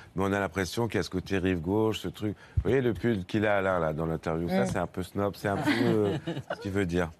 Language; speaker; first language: French; native; French